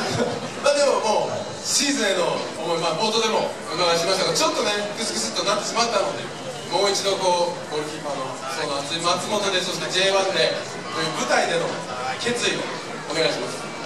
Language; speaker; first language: Japanese; native; Japanese